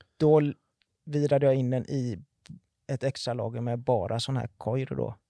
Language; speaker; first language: Swedish; native; Swedish